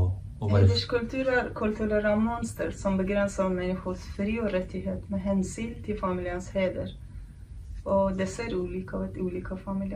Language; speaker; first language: Swedish; non-native, fluent; Kurdish